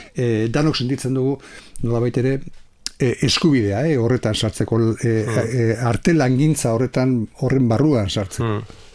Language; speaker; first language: Basque; non-native, local second language; Spanish